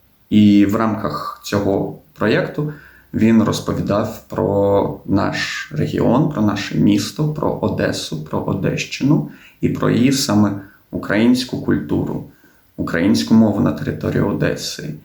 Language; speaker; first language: Ukrainian; non-native, local second language; Russian